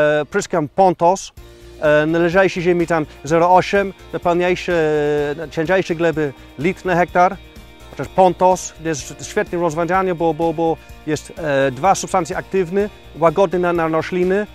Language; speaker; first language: Polish; non-native, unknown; English